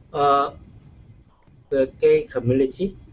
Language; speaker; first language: English; non-native, learner; Chinese